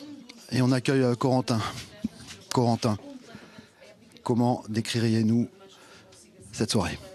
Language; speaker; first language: French; native; French